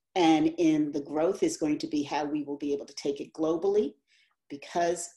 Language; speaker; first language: English; native; English